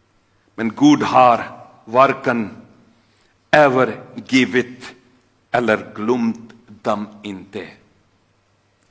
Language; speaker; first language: Swedish; non-native, fluent; Urdu